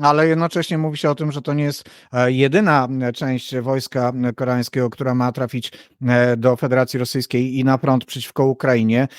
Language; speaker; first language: Polish; native; Polish